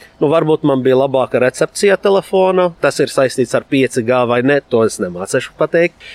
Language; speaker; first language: Latvian; non-native, fluent; Arabic